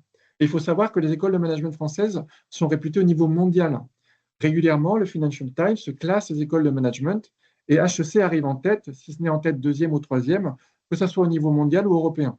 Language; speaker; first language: French; native; French